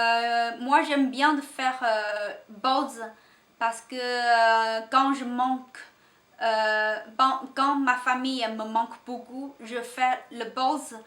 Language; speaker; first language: French; non-native, learner; Chinese